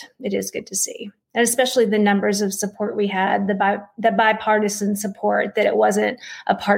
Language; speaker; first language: English; native; English